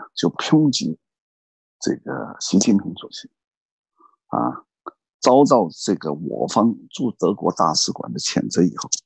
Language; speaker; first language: Chinese; native; Chinese